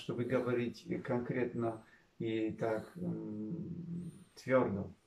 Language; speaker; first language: Polish; non-native, learner; Russian